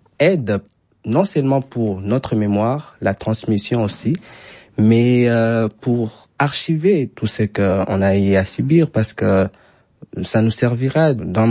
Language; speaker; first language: French; non-native, local second language; Swahili